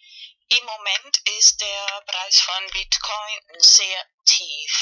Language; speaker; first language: German; non-native, fluent; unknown